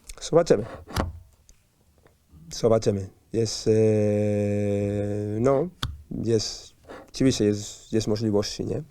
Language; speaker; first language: Polish; non-native, learner; Spanish